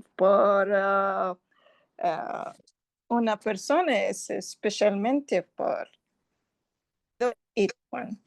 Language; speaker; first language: Spanish; non-native, learner; English